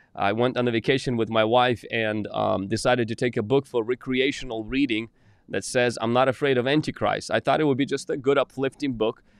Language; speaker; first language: English; non-native, fluent; Ukrainian